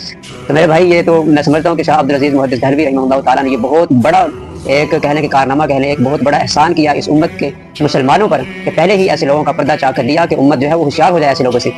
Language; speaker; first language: Urdu; native; Urdu